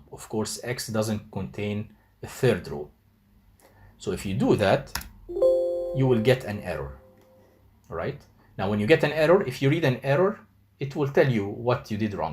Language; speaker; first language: English; non-native, fluent; Arabic